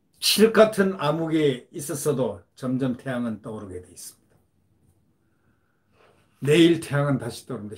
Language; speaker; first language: Korean; native; Korean